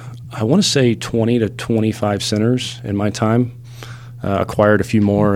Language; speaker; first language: English; native; English